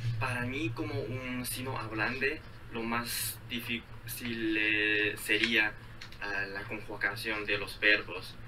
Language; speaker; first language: Spanish; non-native, fluent; Chinese